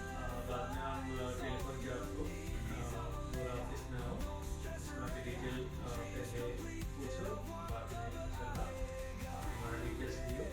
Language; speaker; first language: Hindi; non-native, local second language; Bangla